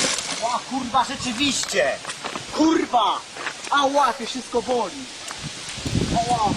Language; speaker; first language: Polish; native; Polish